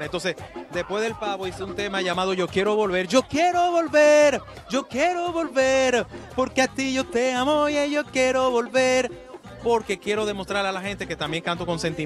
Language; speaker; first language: Spanish; native; Spanish